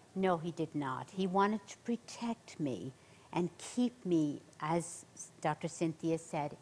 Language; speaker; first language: English; native; English